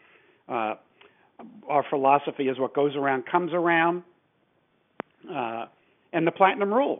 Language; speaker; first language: English; native; English